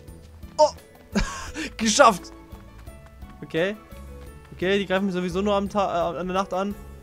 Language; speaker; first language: German; native; German